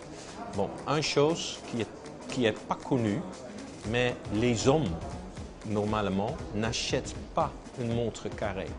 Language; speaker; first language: French; non-native, fluent; Dutch